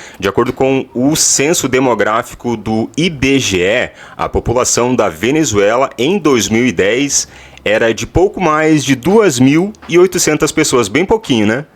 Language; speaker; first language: Portuguese; native; Portuguese